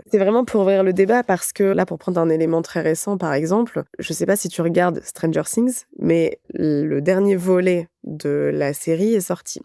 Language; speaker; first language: French; native; French